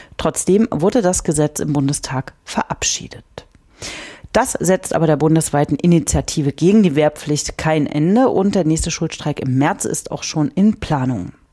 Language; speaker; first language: German; native; German